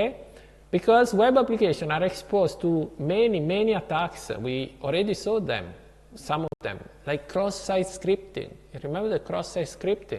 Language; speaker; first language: English; non-native, fluent; Italian